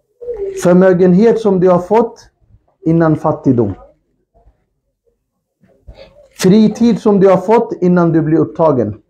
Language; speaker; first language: Swedish; non-native, fluent; Urdu